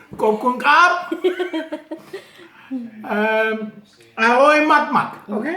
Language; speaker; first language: Thai; non-native, learner; Dutch